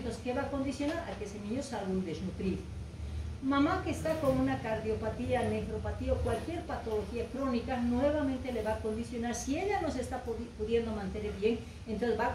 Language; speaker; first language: Spanish; native; Spanish